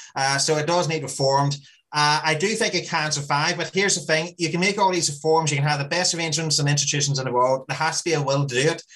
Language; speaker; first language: English; native; English